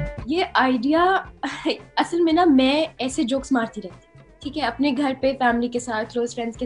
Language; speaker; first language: Hindi; native; Hindi